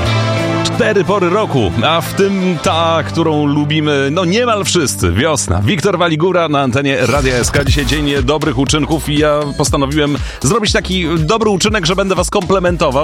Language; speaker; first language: Polish; native; Polish